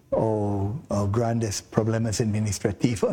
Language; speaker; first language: Spanish; non-native, fluent; English